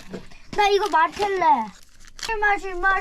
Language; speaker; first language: Korean; early bilingual, heritage; Korean